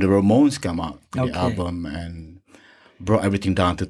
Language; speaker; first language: English; non-native, local second language; Malay